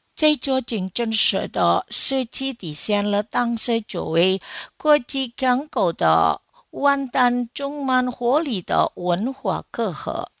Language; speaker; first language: Chinese; non-native, fluent; Indonesian